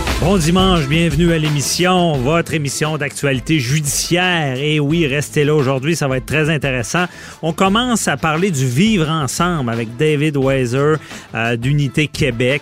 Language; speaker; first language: French; native; French